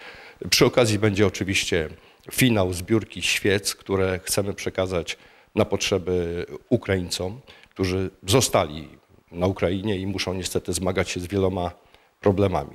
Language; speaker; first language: Polish; native; Polish